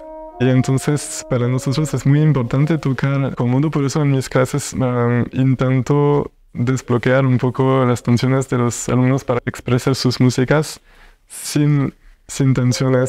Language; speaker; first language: Spanish; non-native, fluent; French